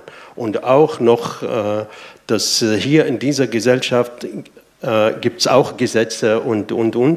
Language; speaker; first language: German; non-native, fluent; Arabic